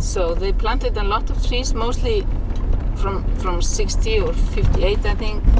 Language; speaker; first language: English; non-native, fluent; Icelandic